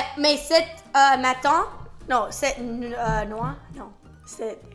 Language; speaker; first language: French; non-native, learner; English